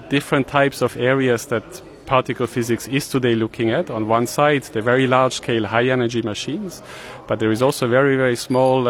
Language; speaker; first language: Swedish; non-native, fluent; German